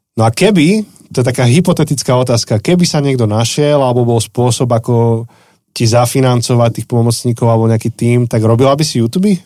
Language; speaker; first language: Slovak; native; Slovak